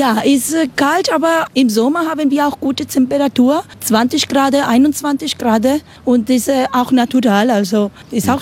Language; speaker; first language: German; non-native, learner; Spanish